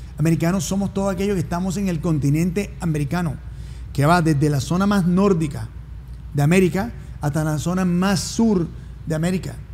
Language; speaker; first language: Spanish; native; Spanish